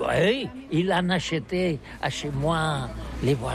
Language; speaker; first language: French; non-native, learner; Catalan